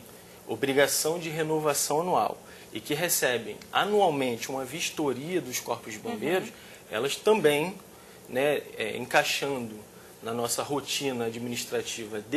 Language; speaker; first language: Portuguese; native; Portuguese